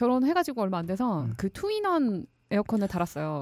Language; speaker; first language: Korean; native; Korean